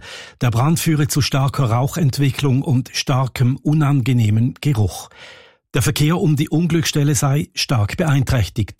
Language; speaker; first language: German; native; German